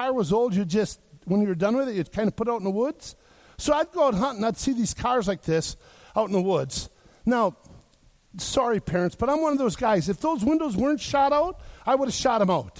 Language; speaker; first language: English; native; English